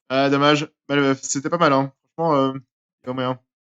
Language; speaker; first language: French; native; French